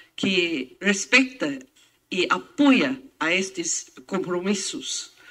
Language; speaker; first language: Spanish; non-native, fluent; English